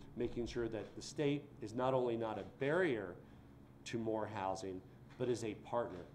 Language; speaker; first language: English; native; English